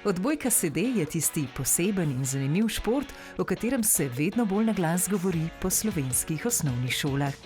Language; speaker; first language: Slovenian; native; Slovenian